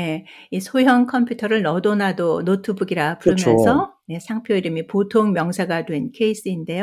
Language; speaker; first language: Korean; native; Korean